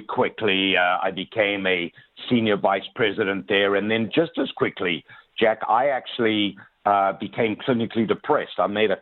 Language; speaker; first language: English; native; English